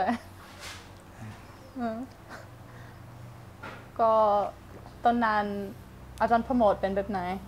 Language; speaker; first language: Thai; non-native, learner; English